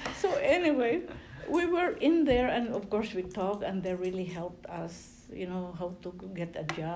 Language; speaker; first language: English; non-native, local second language; Filipino